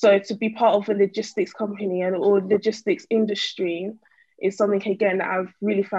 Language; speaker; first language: English; native; English